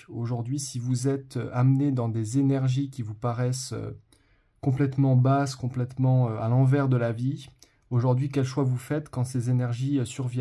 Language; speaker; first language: French; native; French